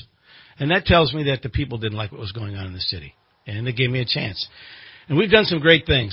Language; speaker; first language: English; native; English